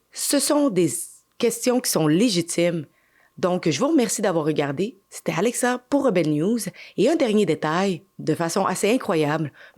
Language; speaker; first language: French; native; French